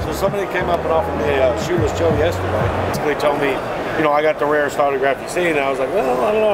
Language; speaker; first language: English; native; English